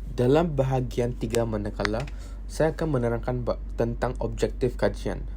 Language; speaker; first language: Malay; non-native, local second language; Chinese